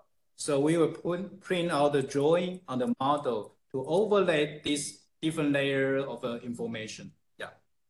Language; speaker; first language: English; non-native, fluent; Chinese